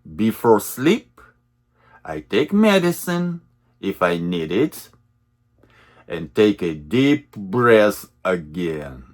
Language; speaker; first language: English; non-native, fluent; Russian